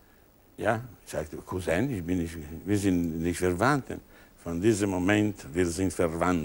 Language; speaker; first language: German; non-native, learner; Italian